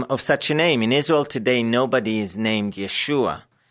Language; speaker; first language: English; non-native, fluent; Hebrew